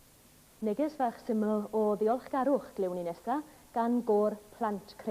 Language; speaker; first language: Welsh; native; Welsh